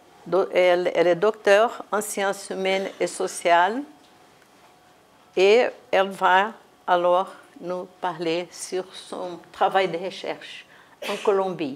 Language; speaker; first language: French; non-native, fluent; Portuguese